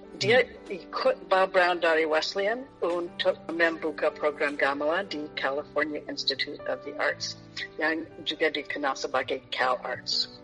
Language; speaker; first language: Indonesian; non-native, fluent; English